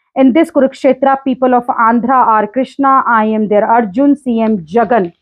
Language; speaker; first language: English; non-native, local second language; Hindi